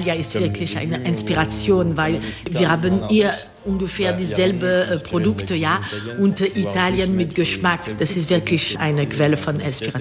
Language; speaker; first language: German; non-native, fluent; French